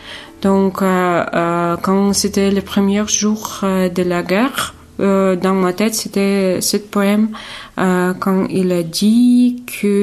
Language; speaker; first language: French; non-native, fluent; Ukrainian